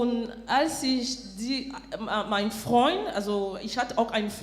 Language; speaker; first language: German; non-native, fluent; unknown